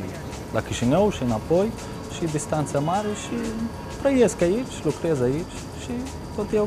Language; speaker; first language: Romanian; non-native, learner; Arabic